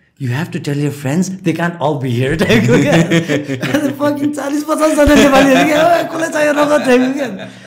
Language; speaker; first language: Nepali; native; Nepali